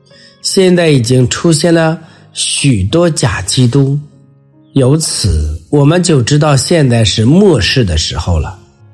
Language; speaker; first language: Chinese; native; Chinese